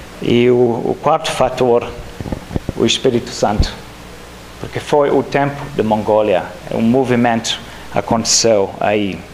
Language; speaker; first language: Portuguese; non-native, fluent; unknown